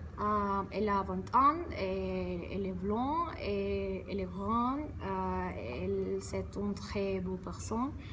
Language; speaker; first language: French; non-native, learner; Spanish